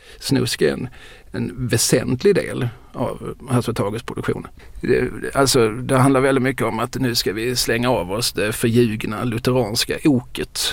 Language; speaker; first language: Swedish; native; Swedish